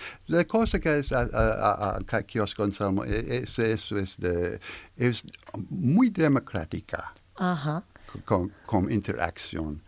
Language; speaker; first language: Spanish; non-native, learner; French